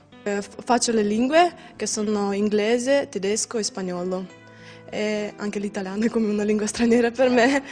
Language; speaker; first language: Italian; non-native, learner; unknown